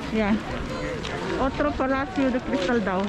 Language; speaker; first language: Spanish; non-native, learner; Filipino